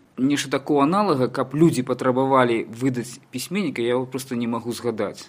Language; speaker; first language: Belarusian; native; Belarusian